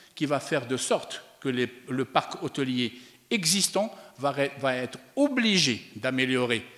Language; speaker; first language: French; non-native, local second language; Arabic